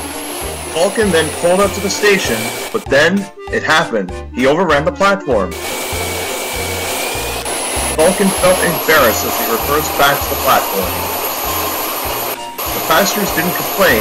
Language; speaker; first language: English; native; English